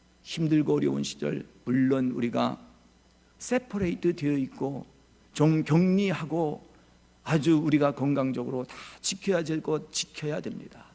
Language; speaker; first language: Korean; native; Korean